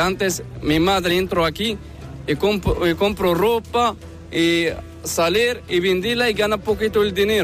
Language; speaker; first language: Spanish; non-native, learner; Arabic